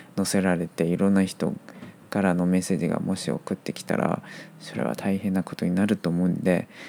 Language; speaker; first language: Japanese; non-native, fluent; Chinese